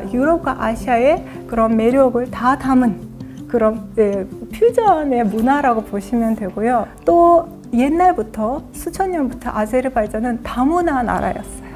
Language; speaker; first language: Korean; non-native, fluent; Azerbaijani